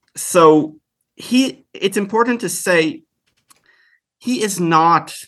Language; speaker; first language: English; early bilingual, other home language; Hebrew